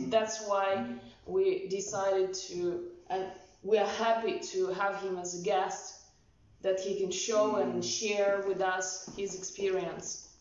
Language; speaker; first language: English; non-native, fluent; Russian